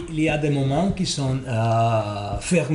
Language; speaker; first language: French; non-native, learner; Italian